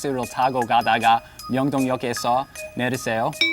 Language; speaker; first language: Korean; non-native, learner; Chinese